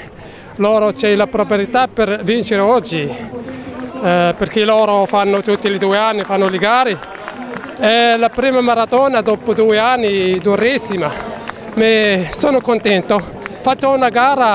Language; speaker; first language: Italian; non-native, learner; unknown